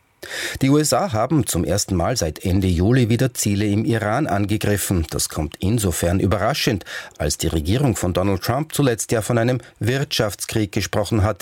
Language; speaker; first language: German; native; German